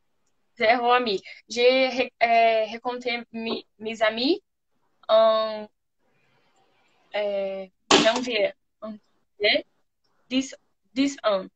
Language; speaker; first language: French; non-native, learner; Portuguese